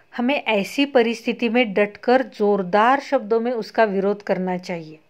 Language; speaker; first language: Hindi; non-native, local second language; Marathi